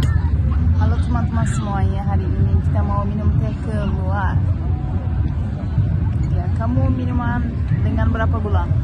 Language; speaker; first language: Indonesian; non-native, learner; Turkish